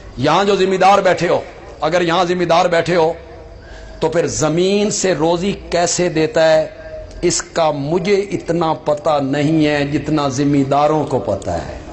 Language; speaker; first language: Urdu; non-native, local second language; Punjabi